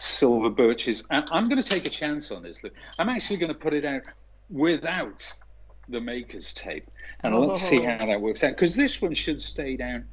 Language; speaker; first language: English; native; English